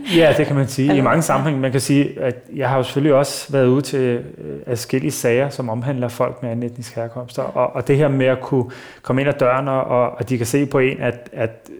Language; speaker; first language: Danish; early bilingual, other home language; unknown